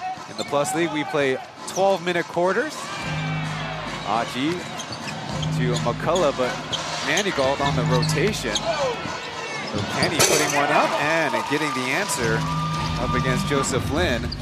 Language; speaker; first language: English; early bilingual, other home language; Chinese